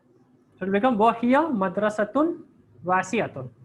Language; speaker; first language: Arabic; non-native, fluent; Hindi